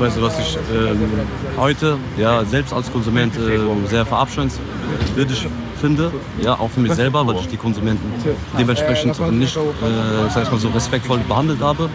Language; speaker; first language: German; native; German